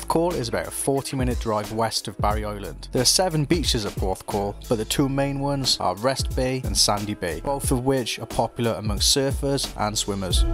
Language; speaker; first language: English; native; English